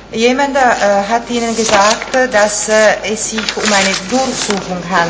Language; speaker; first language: German; non-native, fluent; Italian